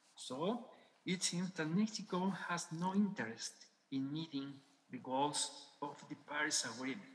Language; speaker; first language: English; non-native, fluent; Spanish